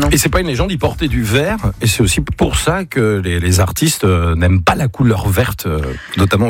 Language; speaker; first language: French; native; French